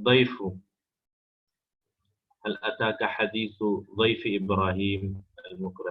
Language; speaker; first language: Arabic; non-native, fluent; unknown